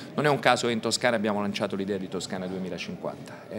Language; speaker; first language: Italian; native; Italian